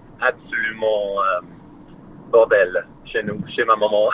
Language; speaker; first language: French; non-native, learner; English